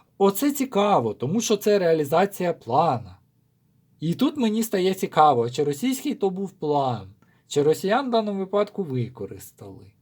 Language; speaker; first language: Ukrainian; non-native, local second language; Russian